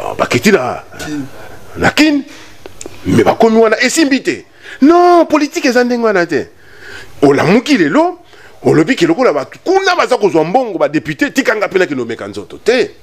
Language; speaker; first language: Lingala; non-native, local second language; Luba-Lulua